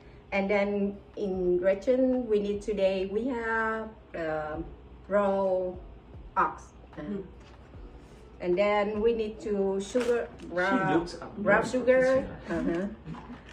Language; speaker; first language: English; non-native, learner; Vietnamese